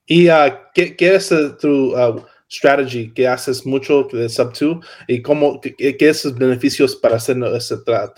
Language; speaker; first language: Spanish; non-native, learner; English